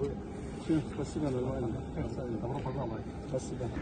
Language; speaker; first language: Russian; non-native, local second language; Kyrgyz